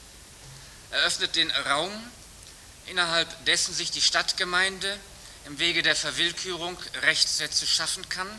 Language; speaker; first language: German; native; German